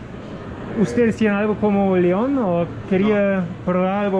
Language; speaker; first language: Spanish; non-native, learner; German